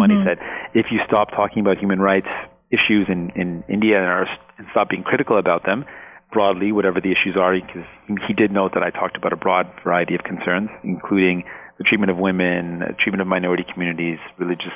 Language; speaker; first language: English; non-native, fluent; Punjabi